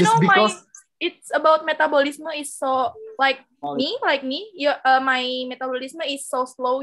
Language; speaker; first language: English; non-native, local second language; Indonesian